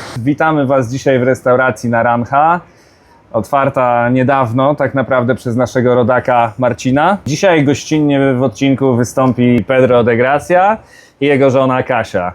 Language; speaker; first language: Polish; native; Polish